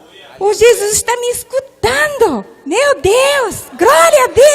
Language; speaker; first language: Portuguese; non-native, local second language; Japanese